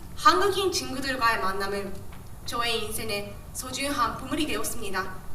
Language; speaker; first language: Korean; non-native, fluent; Japanese